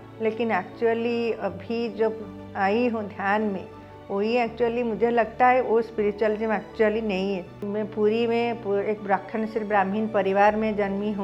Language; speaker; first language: Hindi; non-native, local second language; Odia